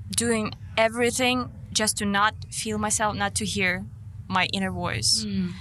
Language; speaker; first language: English; non-native, fluent; Ukrainian